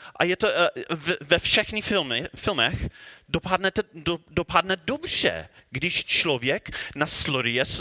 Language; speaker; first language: Czech; non-native, learner; English